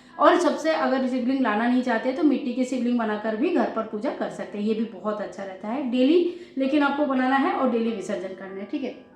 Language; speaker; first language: Hindi; native; Hindi